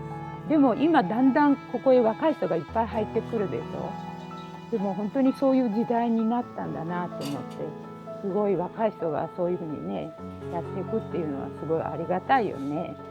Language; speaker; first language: Japanese; native; Japanese